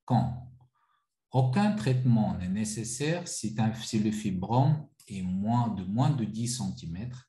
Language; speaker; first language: French; non-native, local second language; Arabic